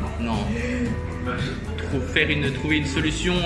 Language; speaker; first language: French; native; French